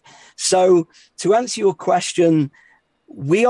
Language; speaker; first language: English; native; English